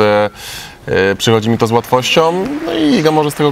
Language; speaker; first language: Polish; native; Polish